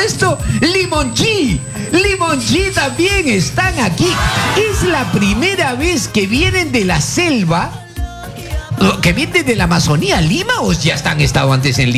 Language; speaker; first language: Spanish; native; Spanish